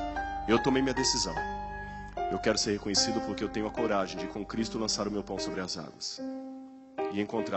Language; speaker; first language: Portuguese; native; Portuguese